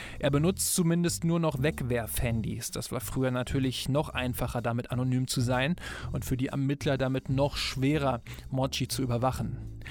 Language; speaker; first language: German; native; German